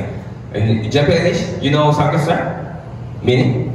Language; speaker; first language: English; non-native, learner; Korean